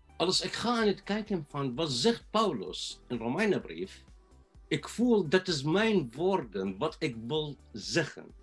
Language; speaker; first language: Dutch; non-native, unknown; Arabic